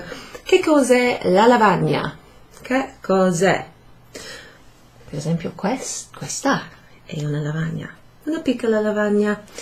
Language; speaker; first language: Italian; non-native, fluent; English